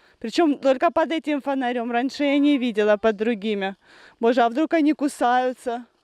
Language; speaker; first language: Russian; native; Russian